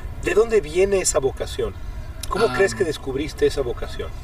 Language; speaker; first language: Spanish; native; Spanish